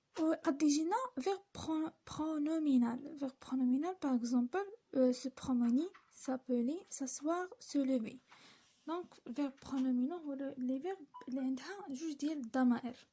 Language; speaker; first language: French; non-native, local second language; Arabic